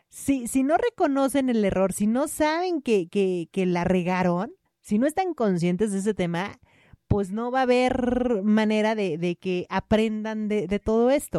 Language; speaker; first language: Spanish; native; Spanish